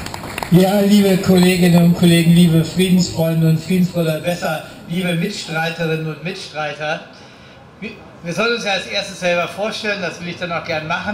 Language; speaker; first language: German; native; German